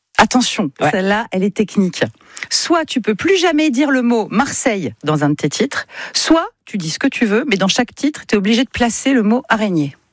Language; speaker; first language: French; native; French